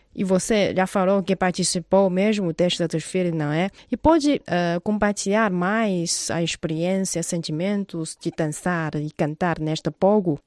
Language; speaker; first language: Portuguese; non-native, fluent; Chinese